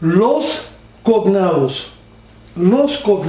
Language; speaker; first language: Spanish; non-native, learner; English